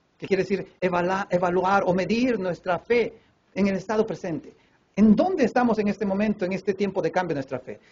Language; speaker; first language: Spanish; native; Spanish